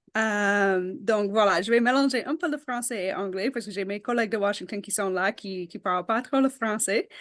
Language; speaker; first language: French; non-native, local second language; Wolof